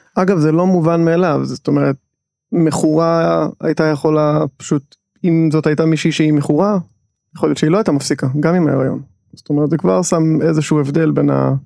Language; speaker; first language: Hebrew; native; Hebrew